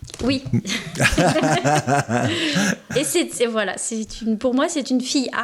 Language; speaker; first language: French; native; French